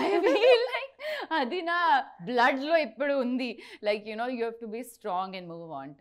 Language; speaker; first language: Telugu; non-native, learner; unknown